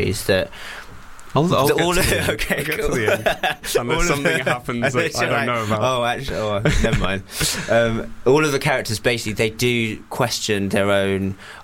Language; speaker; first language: English; native; English